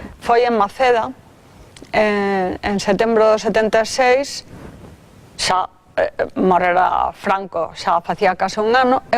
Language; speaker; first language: Galician; non-native, local second language; Spanish